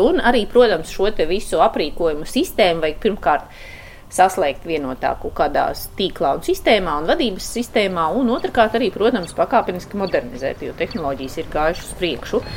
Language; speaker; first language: Latvian; native; Latvian